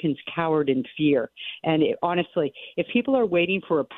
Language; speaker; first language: English; native; English